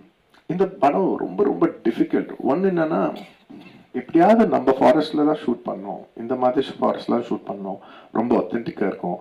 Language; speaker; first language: Tamil; non-native, local second language; Telugu